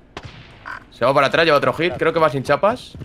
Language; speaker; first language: Spanish; native; Spanish